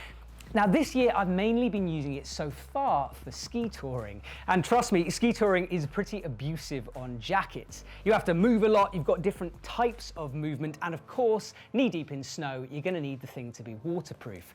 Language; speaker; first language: English; native; English